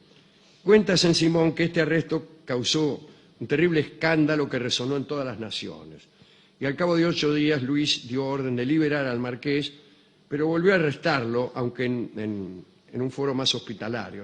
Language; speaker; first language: Spanish; native; Spanish